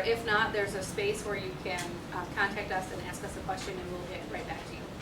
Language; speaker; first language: English; native; English